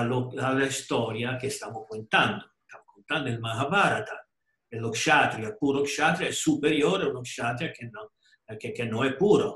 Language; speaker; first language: Spanish; non-native, fluent; Italian